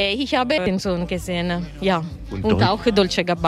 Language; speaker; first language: German; non-native, learner; Italian